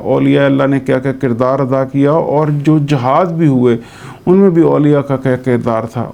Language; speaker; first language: Urdu; non-native, local second language; Punjabi